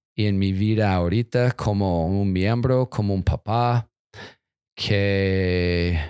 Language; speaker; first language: Spanish; non-native, learner; English